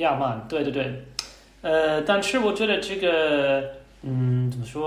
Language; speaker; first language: Chinese; non-native, learner; English